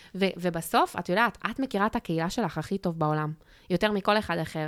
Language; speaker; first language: Hebrew; non-native, fluent; English